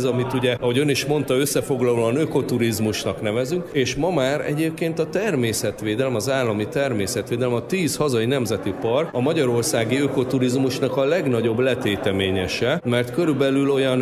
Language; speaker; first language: Hungarian; native; Hungarian